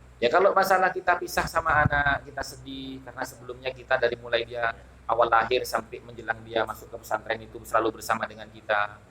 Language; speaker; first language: Indonesian; non-native, local second language; Madurese